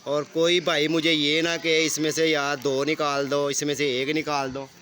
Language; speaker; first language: Urdu; non-native, local second language; Punjabi